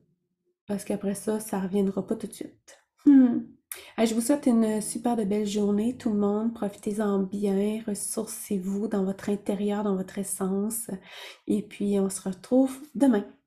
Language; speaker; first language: French; native; French